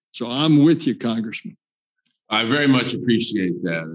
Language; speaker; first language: English; native; English